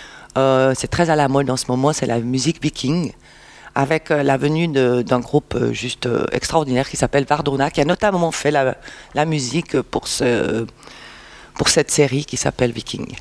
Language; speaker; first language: French; native; French